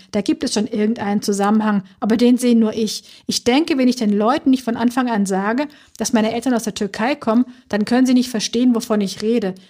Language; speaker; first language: German; early bilingual, other home language; Turkish